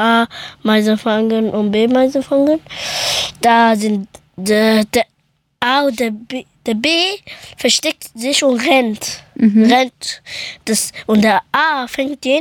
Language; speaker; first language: German; early bilingual, other home language; Persian